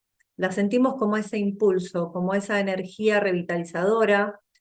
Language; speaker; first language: Spanish; native; Spanish